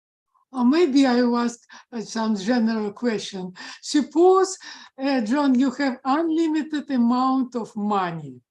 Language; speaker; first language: English; non-native, fluent; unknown